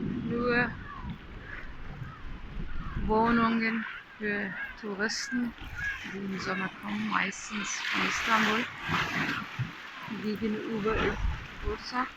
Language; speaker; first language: German; non-native, fluent; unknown